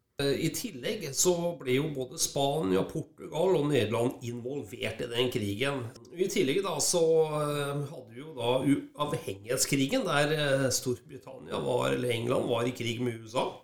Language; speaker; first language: Norwegian; native; Norwegian